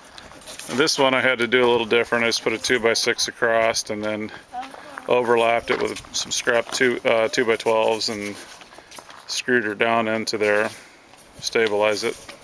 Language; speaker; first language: English; native; English